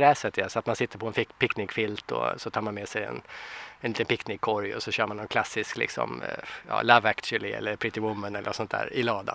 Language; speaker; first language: Swedish; native; Swedish